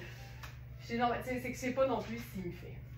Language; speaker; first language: French; native; French